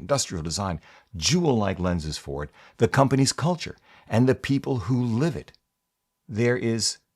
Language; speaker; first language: English; native; English